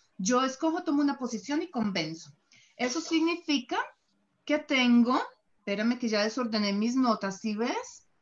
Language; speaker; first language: Spanish; native; Spanish